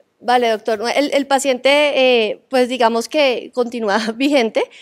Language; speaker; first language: Spanish; native; Spanish